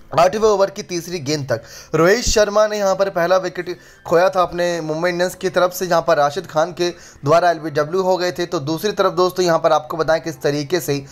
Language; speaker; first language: Hindi; native; Hindi